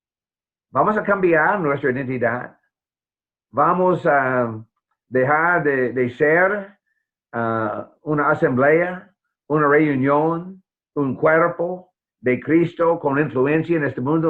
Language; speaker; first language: Spanish; non-native, fluent; English